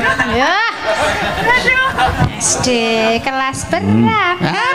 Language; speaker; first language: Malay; non-native, local second language; Javanese